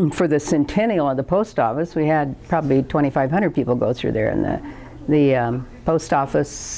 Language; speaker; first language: English; native; English